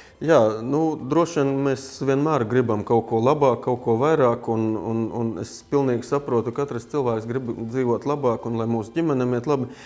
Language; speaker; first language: Latvian; native; Latvian